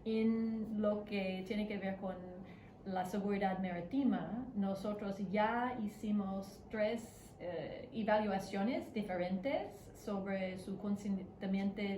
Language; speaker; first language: Spanish; non-native, fluent; English